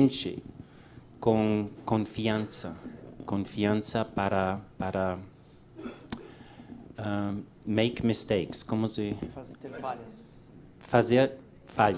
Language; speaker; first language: Portuguese; non-native, learner; English